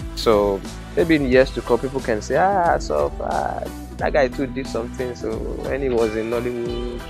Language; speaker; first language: English; non-native, local second language; Yoruba